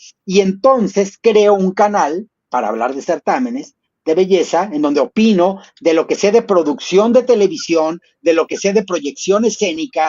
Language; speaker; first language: Spanish; native; Spanish